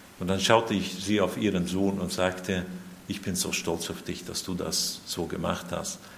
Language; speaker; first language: German; early bilingual, heritage; German